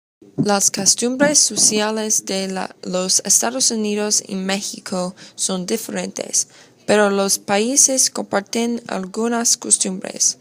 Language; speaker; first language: Spanish; non-native, learner; English